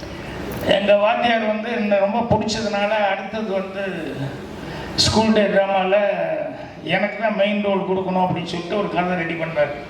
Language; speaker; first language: Tamil; native; Tamil